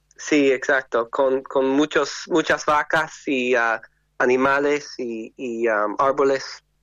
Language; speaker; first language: Spanish; non-native, learner; English